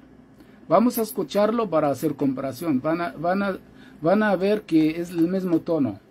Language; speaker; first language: Spanish; non-native, fluent; Arabic